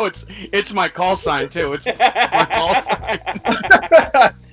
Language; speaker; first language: English; native; English